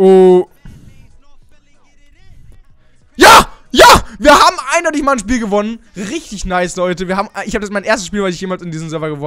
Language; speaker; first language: German; native; German